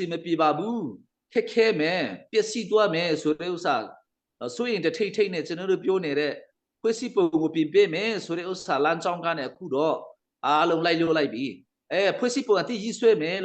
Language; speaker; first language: Burmese; non-native, local second language; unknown